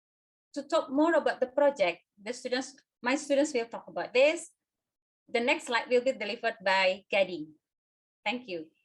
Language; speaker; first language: English; non-native, fluent; Indonesian